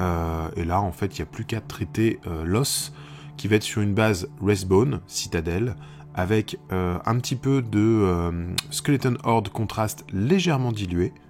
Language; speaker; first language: French; native; French